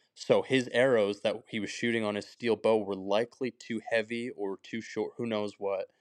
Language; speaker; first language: English; native; English